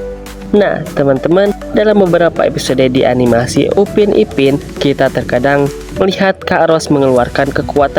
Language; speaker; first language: Indonesian; native; Indonesian